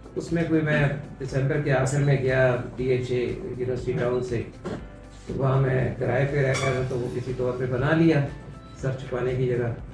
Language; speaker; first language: Urdu; non-native, local second language; Pashto